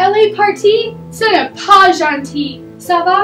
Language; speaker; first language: French; non-native, learner; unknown